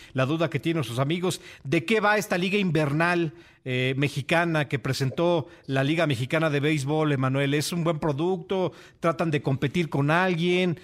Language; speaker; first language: Spanish; native; Spanish